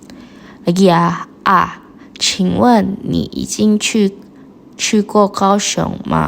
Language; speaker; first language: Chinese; non-native, fluent; Indonesian